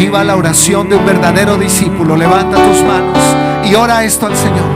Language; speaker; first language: Spanish; native; Spanish